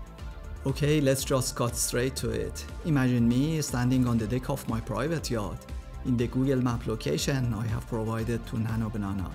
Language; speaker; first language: English; non-native, fluent; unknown